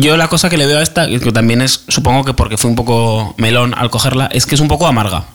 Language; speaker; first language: Spanish; native; Spanish